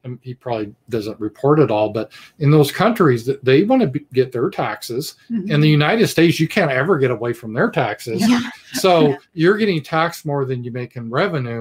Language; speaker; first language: English; native; English